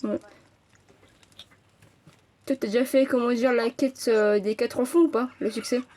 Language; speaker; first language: French; native; French